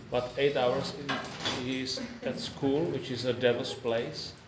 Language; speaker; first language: English; non-native, fluent; Czech